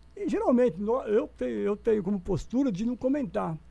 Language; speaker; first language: Portuguese; native; Portuguese